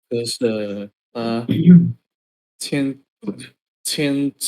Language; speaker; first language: Chinese; non-native, learner; Indonesian